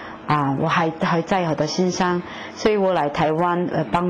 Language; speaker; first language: Chinese; non-native, fluent; Korean